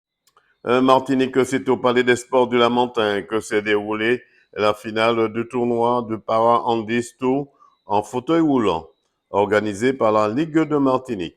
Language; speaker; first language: French; native; French